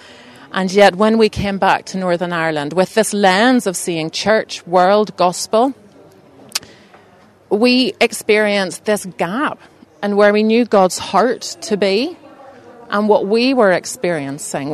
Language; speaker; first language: English; native; English